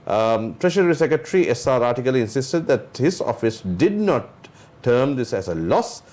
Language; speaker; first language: English; non-native, local second language; Sinhala